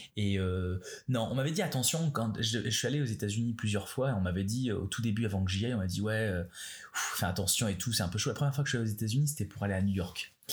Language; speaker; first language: French; native; French